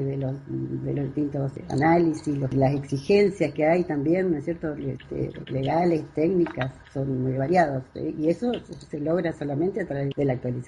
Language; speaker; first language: Spanish; native; Spanish